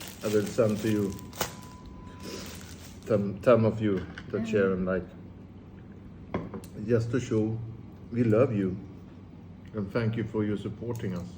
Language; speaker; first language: English; non-native, learner; Swedish